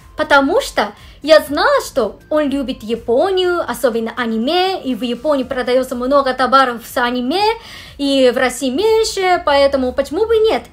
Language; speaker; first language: Russian; non-native, fluent; Japanese